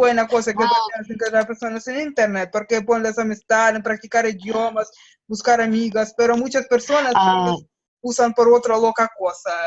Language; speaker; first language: Spanish; non-native, learner; Russian